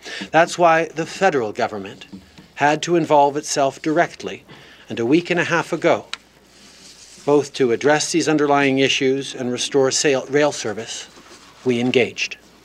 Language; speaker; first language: English; early bilingual, other home language; French